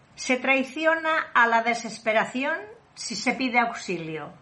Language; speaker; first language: Spanish; non-native, local second language; Catalan